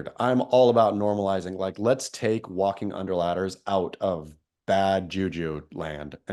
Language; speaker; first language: English; native; English